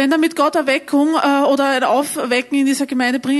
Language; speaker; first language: German; native; German